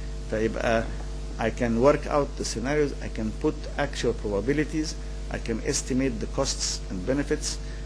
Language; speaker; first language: English; non-native, fluent; Arabic